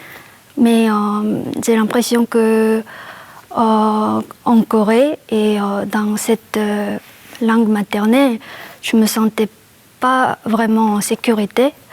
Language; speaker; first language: French; non-native, fluent; Korean